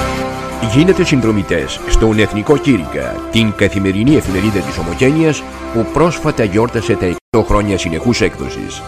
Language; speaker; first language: Greek; native; Greek